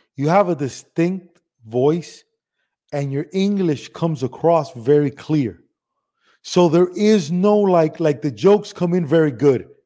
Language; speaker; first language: English; early bilingual, other home language; Spanish